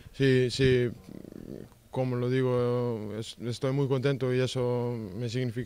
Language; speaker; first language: Spanish; non-native, learner; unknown